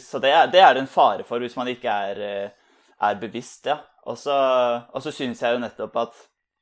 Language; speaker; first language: Norwegian; native; Norwegian